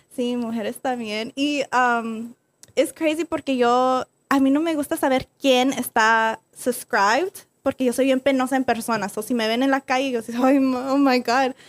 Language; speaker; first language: Spanish; early bilingual, other home language; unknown